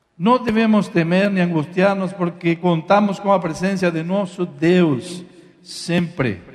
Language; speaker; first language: Portuguese; non-native, fluent; Spanish